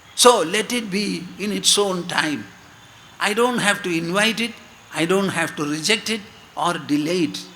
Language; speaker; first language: English; non-native, local second language; Malayalam